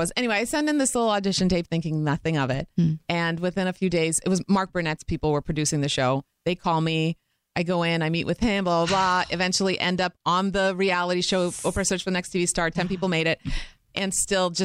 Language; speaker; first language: English; non-native, fluent; Croatian